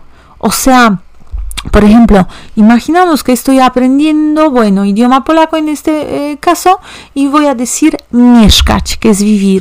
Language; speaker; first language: Spanish; non-native, fluent; Polish